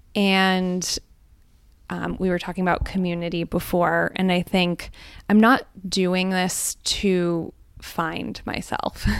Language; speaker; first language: English; early bilingual, other home language; Gujarati